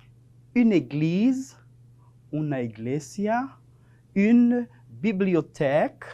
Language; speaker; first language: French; non-native, fluent; Spanish